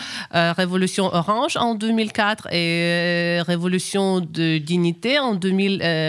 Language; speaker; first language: French; non-native, fluent; Ukrainian